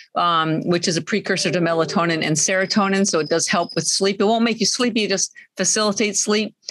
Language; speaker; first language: English; native; English